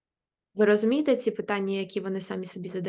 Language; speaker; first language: Ukrainian; native; Ukrainian